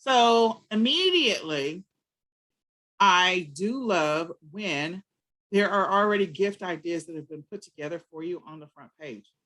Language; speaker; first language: English; native; English